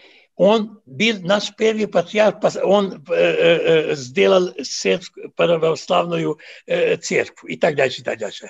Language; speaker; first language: Russian; non-native, fluent; Serbian